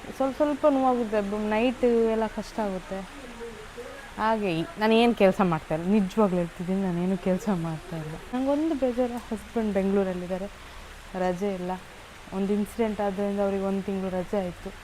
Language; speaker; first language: Kannada; non-native, local second language; Tulu